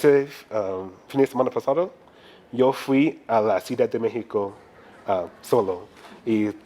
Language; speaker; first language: Spanish; non-native, learner; English